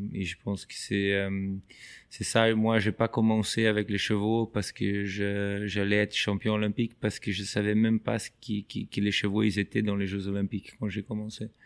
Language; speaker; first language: French; non-native, fluent; Portuguese